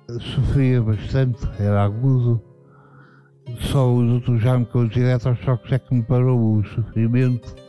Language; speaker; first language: Portuguese; native; Portuguese